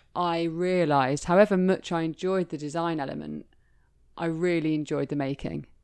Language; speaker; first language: English; native; English